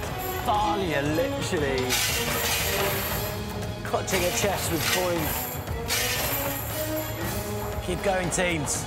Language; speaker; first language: English; native; English